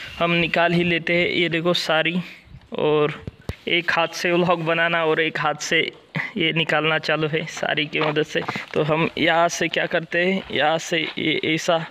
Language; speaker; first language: Hindi; non-native, local second language; Marathi